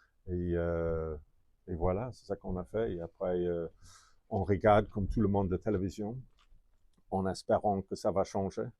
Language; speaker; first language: French; non-native, fluent; English